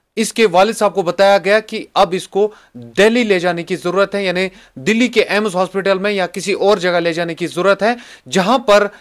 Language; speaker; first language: Hindi; non-native, local second language; Kashmiri